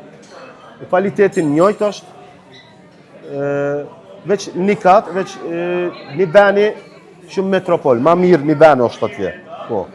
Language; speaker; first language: Albanian; early bilingual, heritage; Albanian